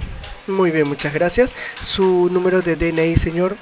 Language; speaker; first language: Spanish; native; Spanish